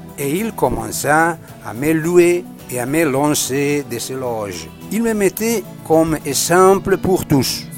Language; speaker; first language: French; non-native, learner; Spanish